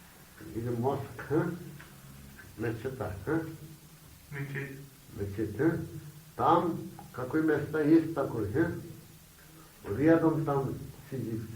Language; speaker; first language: Russian; non-native, learner; Bangla